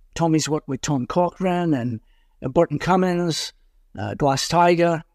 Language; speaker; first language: English; native; English